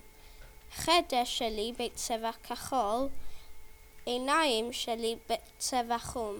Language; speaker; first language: Hebrew; non-native, learner; English